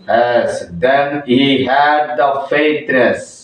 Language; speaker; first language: English; non-native, local second language; Telugu